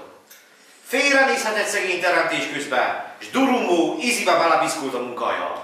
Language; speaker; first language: Hungarian; native; Hungarian